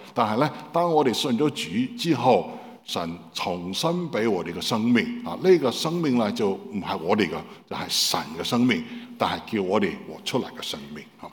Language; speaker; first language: Cantonese; non-native, fluent; Chinese